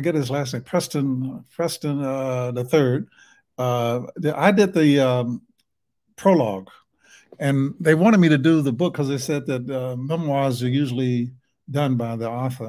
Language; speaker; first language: English; native; English